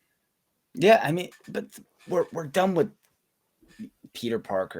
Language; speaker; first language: English; native; English